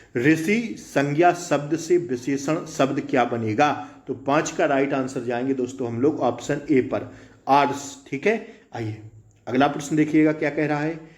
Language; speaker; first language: Hindi; native; Hindi